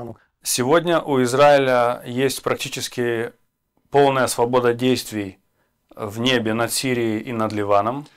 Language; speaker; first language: Russian; native; Russian